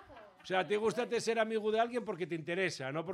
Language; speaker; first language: Spanish; native; Spanish